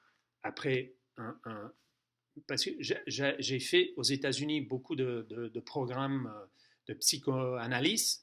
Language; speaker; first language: French; non-native, fluent; English